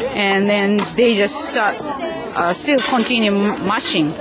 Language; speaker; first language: English; non-native, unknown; Japanese